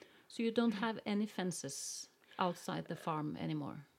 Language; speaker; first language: English; non-native, fluent; Norwegian